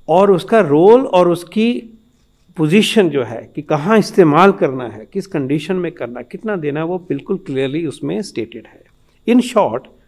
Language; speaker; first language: Hindi; native; Hindi